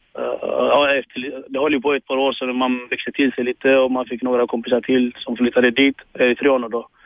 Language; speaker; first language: Swedish; early bilingual, other home language; Tigrinya